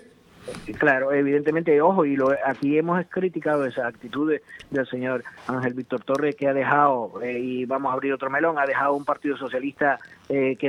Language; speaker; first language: Spanish; native; Spanish